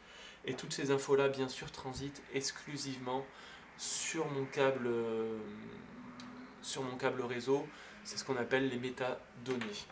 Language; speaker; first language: French; native; French